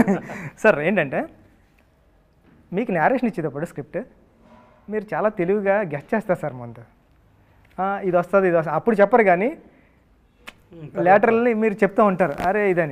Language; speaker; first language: Telugu; native; Telugu